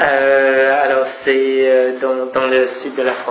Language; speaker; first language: French; non-native, fluent; English